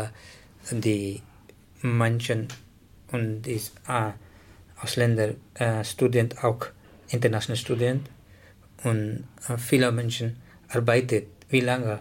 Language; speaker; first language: German; non-native, learner; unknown